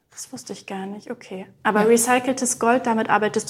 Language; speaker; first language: German; native; German